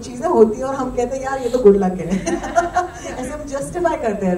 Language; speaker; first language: Hindi; native; Hindi